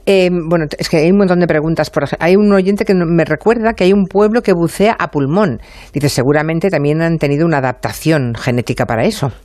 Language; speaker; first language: Spanish; native; Spanish